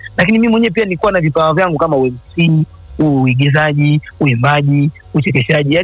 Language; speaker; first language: Swahili; native; Swahili